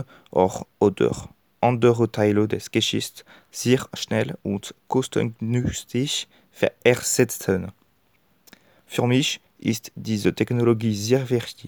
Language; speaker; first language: German; non-native, learner; French